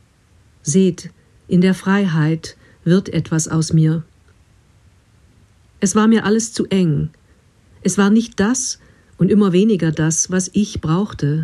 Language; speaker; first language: German; non-native, fluent; English